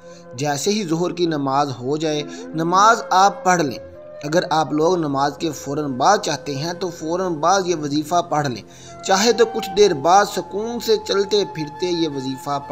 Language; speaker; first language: Urdu; native; Urdu